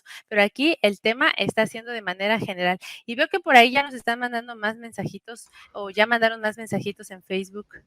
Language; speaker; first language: Spanish; native; Spanish